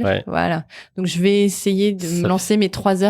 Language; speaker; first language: French; native; French